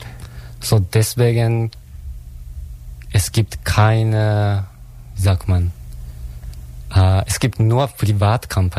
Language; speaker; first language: German; non-native, learner; Japanese